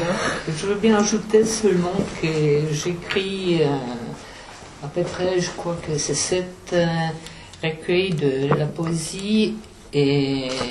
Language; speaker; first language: French; non-native, fluent; Czech